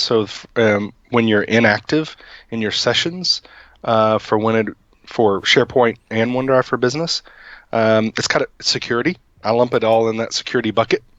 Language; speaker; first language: English; native; English